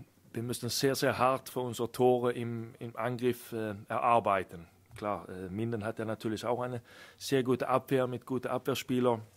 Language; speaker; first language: German; non-native, fluent; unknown